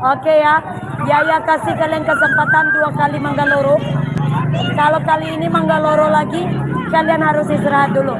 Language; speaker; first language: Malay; non-native, local second language; Minangkabau